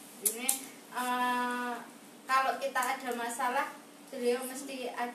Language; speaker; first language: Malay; non-native, local second language; Javanese